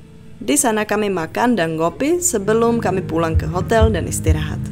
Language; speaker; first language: Indonesian; non-native, fluent; Czech